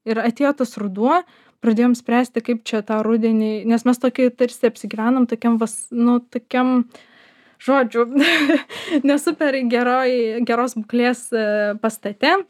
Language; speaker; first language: Lithuanian; native; Lithuanian